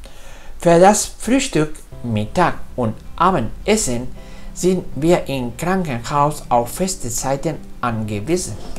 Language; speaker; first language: German; non-native, fluent; Spanish